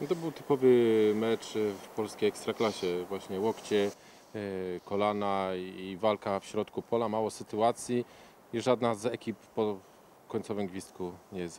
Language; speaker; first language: Polish; native; Polish